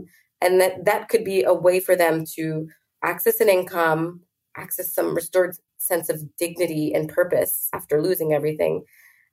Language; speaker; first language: English; native; English